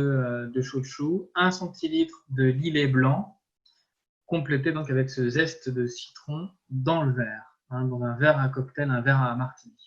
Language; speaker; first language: French; native; French